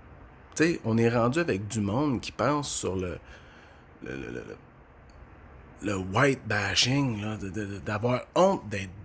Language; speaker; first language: French; native; French